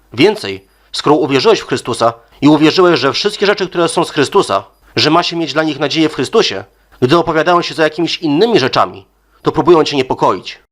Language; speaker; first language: Polish; native; Polish